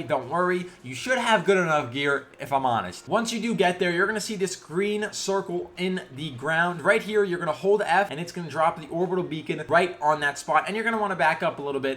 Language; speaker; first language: English; native; English